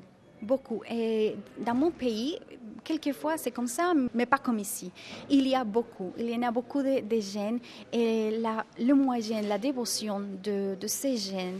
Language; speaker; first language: French; non-native, fluent; Spanish